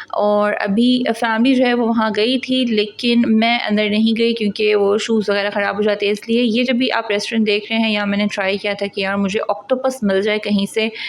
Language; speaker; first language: Urdu; native; Urdu